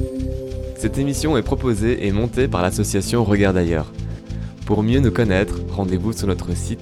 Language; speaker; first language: French; native; French